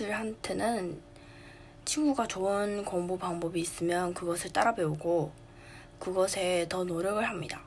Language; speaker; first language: Korean; non-native, learner; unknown